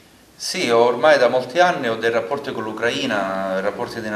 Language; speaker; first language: Italian; native; Italian